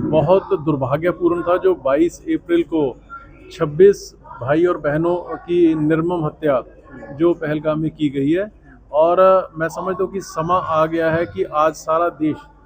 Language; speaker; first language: Urdu; non-native, local second language; Punjabi